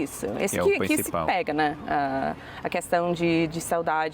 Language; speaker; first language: Portuguese; non-native, fluent; English